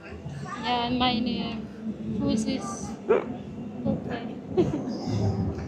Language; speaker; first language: German; non-native, learner; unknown